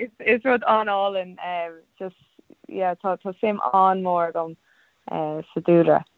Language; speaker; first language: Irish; non-native, local second language; English